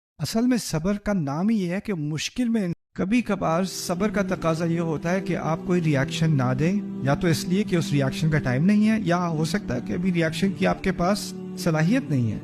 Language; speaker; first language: Urdu; early bilingual, heritage; Urdu